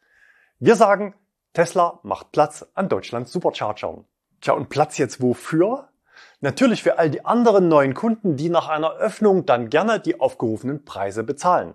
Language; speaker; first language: German; native; German